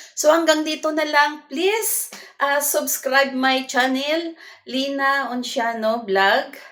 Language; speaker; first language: Filipino; non-native, local second language; Cebuano